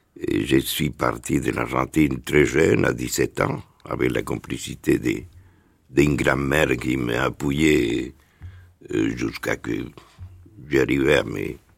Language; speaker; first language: French; non-native, fluent; Spanish